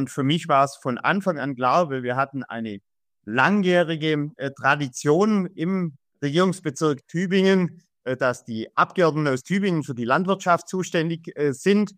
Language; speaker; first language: German; native; German